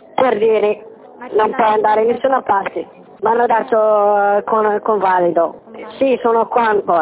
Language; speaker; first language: Italian; non-native, learner; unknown